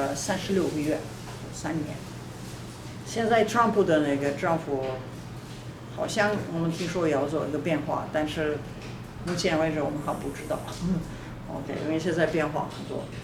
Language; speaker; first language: Chinese; non-native, fluent; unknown